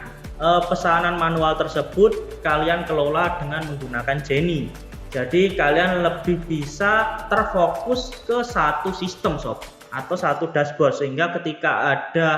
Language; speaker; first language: Indonesian; native; Indonesian